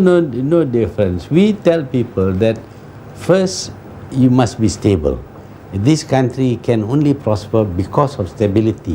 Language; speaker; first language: English; non-native, local second language; Malay